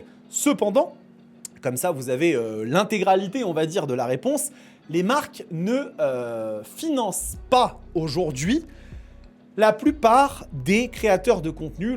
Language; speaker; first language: French; native; French